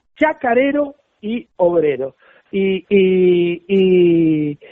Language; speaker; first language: Spanish; native; Spanish